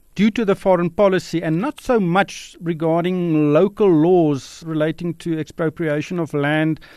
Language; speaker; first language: English; non-native, local second language; Afrikaans